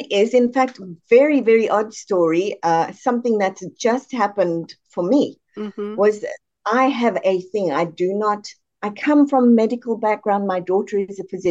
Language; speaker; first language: English; native; English